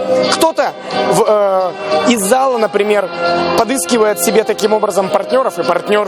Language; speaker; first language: Russian; native; Russian